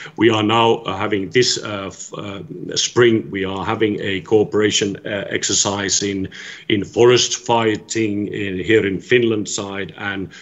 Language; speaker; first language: English; non-native, fluent; Finnish